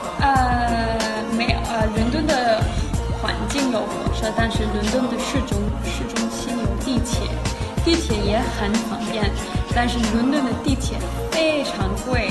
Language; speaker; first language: Chinese; non-native, learner; Danish